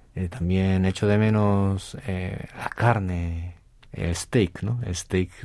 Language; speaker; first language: Spanish; native; Spanish